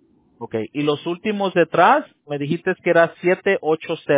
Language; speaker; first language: Spanish; native; Spanish